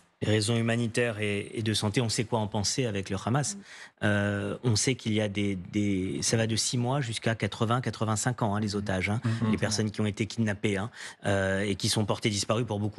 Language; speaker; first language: French; native; French